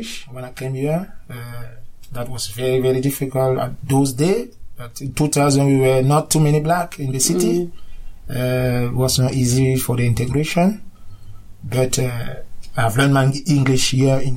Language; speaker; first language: English; non-native, learner; French